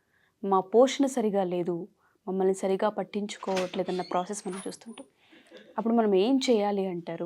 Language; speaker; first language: Telugu; native; Telugu